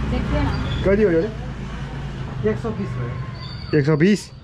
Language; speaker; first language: Nepali; non-native, learner; Tibetan